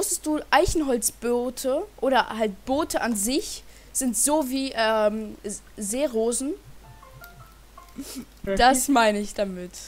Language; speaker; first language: German; native; German